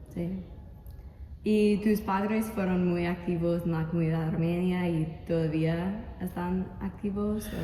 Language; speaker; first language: Spanish; non-native, learner; English